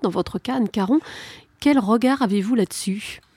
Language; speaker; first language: French; native; French